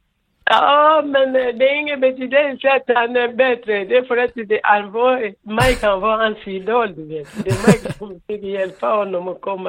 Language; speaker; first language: Swedish; non-native, learner; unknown